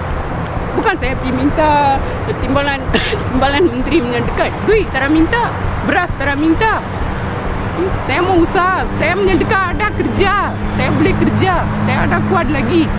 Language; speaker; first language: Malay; non-native, local second language; Tamil